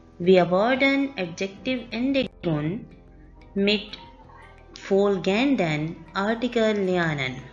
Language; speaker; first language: German; non-native, learner; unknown